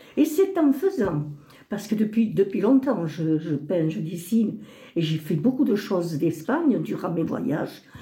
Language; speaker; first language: French; early bilingual, other home language; Spanish